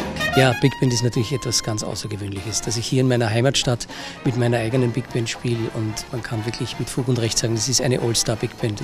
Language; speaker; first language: German; native; German